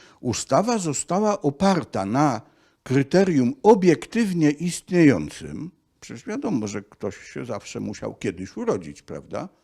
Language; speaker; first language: Polish; native; Polish